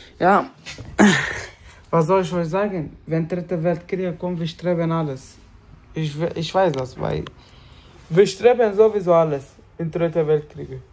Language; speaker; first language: German; non-native, learner; Bulgarian